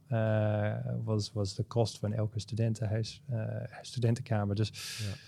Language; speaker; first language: Dutch; non-native, fluent; English